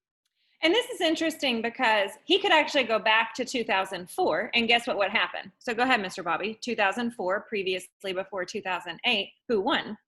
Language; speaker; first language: English; native; English